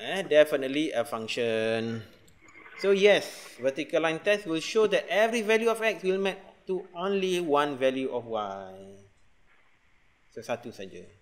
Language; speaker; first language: English; non-native, local second language; Malay